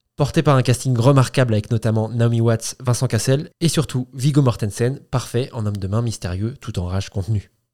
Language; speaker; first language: French; native; French